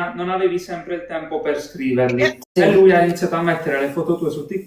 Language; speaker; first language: Italian; native; Italian